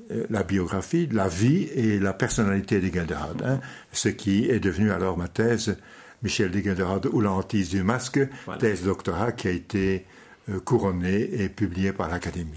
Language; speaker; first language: French; non-native, local second language; Dutch